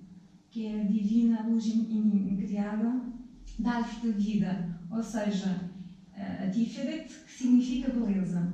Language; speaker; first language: Portuguese; native; Portuguese